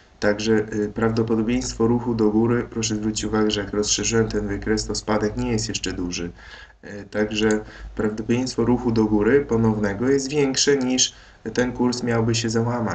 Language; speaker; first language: Polish; native; Polish